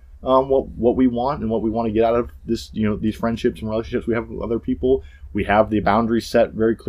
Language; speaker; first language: English; native; English